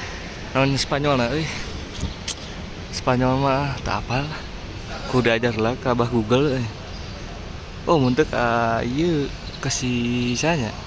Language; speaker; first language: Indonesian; non-native, local second language; Sundanese